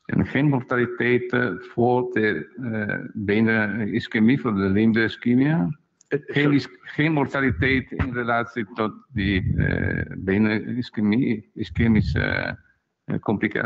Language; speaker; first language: Dutch; non-native, fluent; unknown